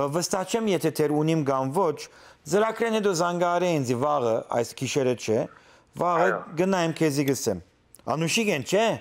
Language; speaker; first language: Armenian; early bilingual, heritage; Armenian